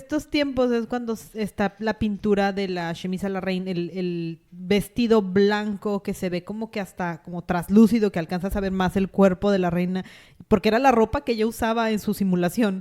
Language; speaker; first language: Spanish; native; Spanish